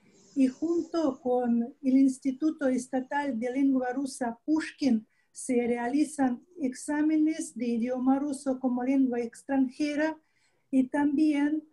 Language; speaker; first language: Spanish; non-native, fluent; Russian